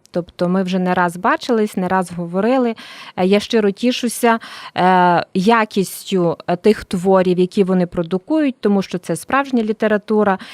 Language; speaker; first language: Ukrainian; native; Ukrainian